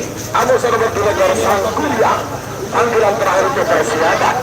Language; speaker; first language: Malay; non-native, local second language; Madurese